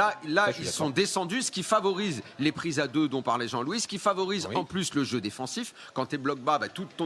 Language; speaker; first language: French; native; French